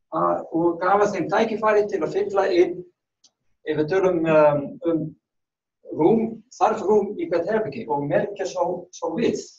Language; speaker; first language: Icelandic; non-native, learner; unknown